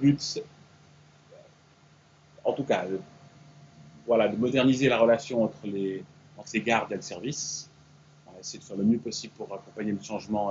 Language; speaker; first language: French; native; French